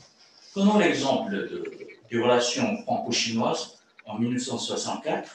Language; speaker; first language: French; non-native, fluent; Chinese